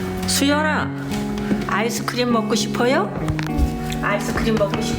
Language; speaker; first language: Korean; native; Korean